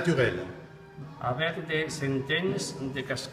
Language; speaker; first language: French; non-native, learner; Spanish